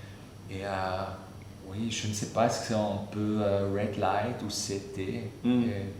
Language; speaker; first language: French; non-native, fluent; German